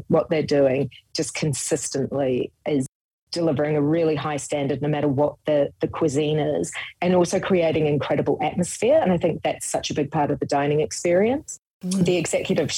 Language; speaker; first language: English; native; English